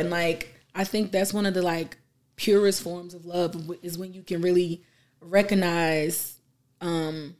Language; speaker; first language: English; native; English